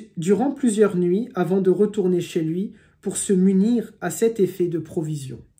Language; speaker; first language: French; native; French